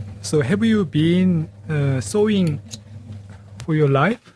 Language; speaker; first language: English; non-native, learner; Korean